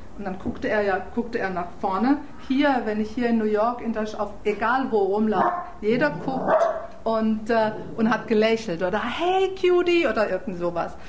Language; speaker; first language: German; native; German